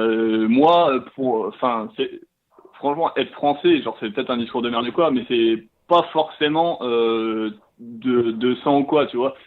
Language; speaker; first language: French; native; French